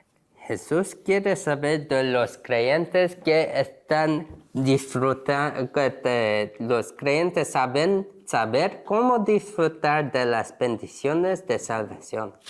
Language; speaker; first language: Spanish; non-native, learner; Korean